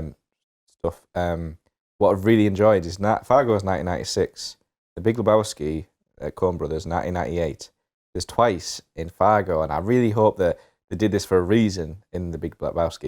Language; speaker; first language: English; native; English